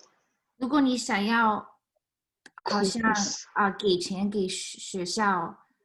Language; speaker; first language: Chinese; early bilingual, heritage; Chinese